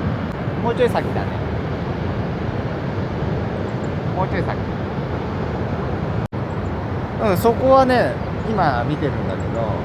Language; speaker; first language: Japanese; native; Japanese